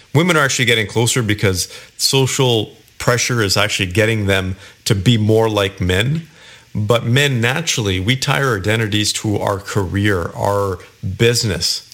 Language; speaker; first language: English; native; English